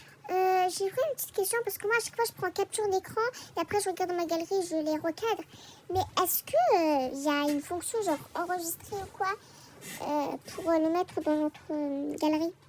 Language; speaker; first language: French; native; French